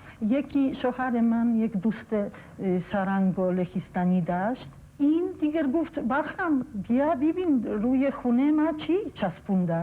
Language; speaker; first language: Persian; non-native, fluent; Polish